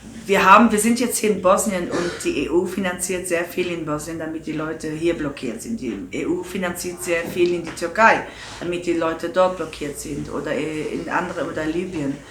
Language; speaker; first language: German; non-native, local second language; Luxembourgish